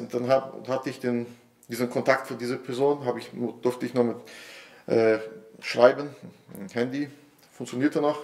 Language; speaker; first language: German; non-native, fluent; Portuguese